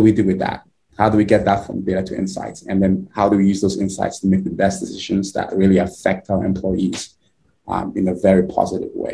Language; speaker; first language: English; non-native, local second language; Igbo